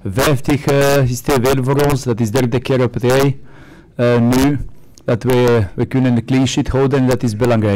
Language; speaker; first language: Dutch; non-native, fluent; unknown